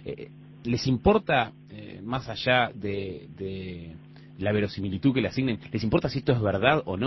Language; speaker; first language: Spanish; native; Spanish